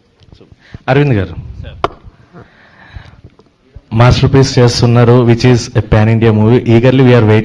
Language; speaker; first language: Telugu; native; Telugu